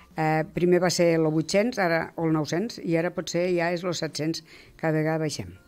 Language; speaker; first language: Catalan; native; Catalan